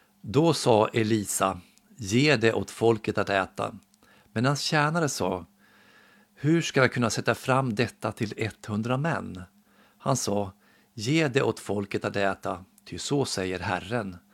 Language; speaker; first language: Swedish; native; Swedish